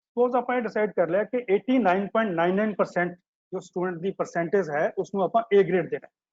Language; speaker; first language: Hindi; non-native, local second language; Punjabi